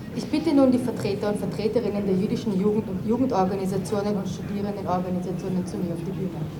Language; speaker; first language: German; native; German